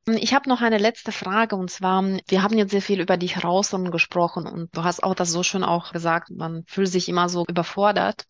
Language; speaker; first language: German; non-native, fluent; Russian